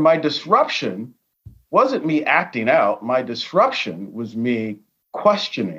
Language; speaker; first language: English; native; English